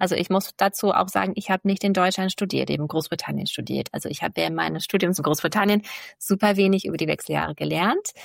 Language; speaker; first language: German; non-native, fluent; English